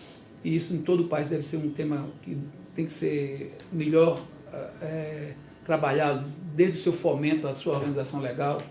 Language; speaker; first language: Portuguese; native; Portuguese